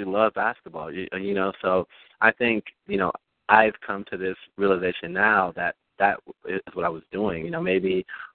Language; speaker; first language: English; early bilingual, other home language; Spanish